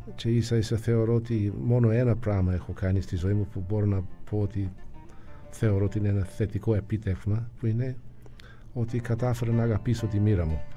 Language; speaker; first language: Greek; non-native, fluent; English